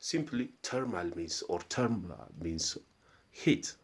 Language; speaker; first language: English; non-native, local second language; Amharic